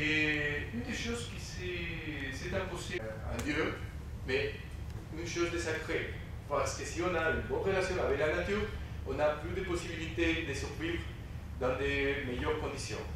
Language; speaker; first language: French; non-native, fluent; Spanish